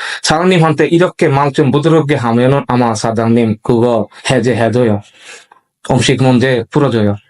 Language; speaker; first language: Korean; non-native, learner; Bangla